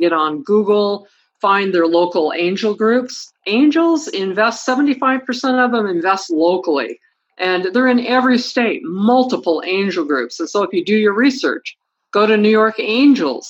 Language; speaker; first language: English; native; English